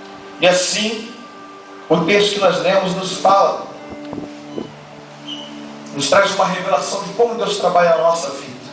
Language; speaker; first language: Portuguese; native; Portuguese